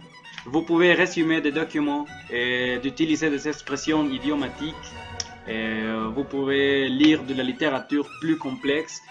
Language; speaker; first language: French; non-native, learner; Spanish